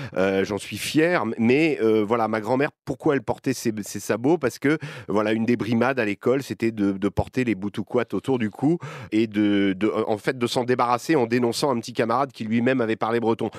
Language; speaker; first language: French; native; French